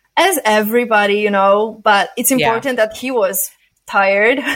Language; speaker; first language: English; non-native, fluent; Polish